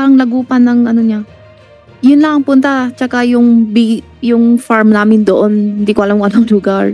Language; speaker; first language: Filipino; non-native, learner; Chinese